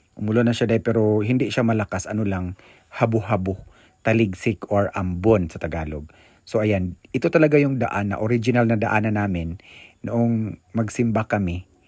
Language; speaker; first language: Filipino; non-native, local second language; Cebuano